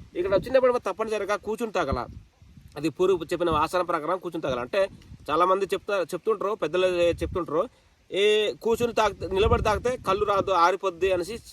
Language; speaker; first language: Telugu; non-native, local second language; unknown